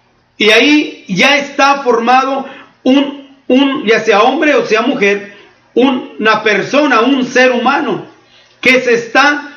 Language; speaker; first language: Spanish; native; Spanish